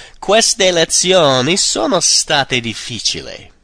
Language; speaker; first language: Italian; non-native, fluent; English